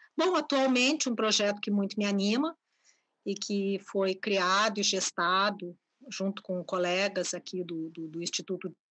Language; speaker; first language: Portuguese; native; Portuguese